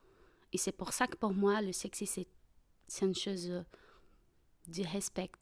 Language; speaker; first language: French; non-native, fluent; Portuguese